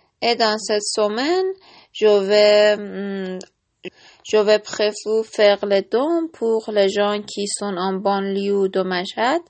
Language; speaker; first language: French; non-native, learner; Persian